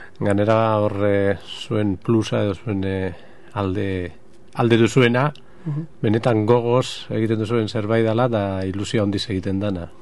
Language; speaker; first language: Basque; native; Basque